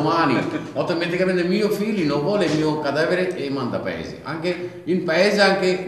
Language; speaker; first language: Italian; non-native, learner; Bangla